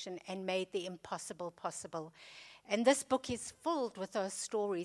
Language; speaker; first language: English; native; English